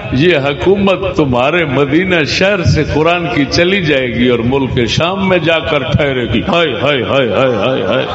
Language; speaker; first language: Urdu; non-native, local second language; Punjabi